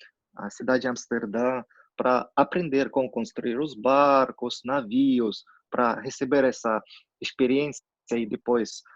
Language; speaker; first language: Portuguese; non-native, fluent; Russian